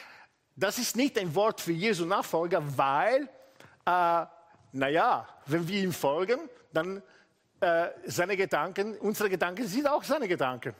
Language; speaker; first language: German; non-native, fluent; Italian